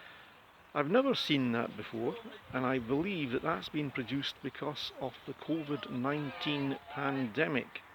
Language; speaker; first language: English; native; English